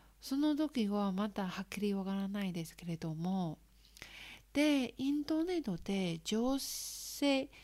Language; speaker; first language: Japanese; non-native, learner; Chinese